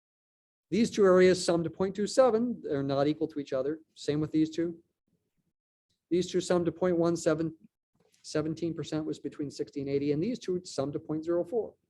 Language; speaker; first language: English; native; English